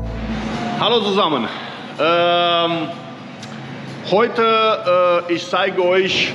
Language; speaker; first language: German; non-native, learner; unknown